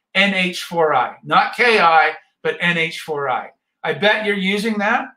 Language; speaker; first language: English; native; English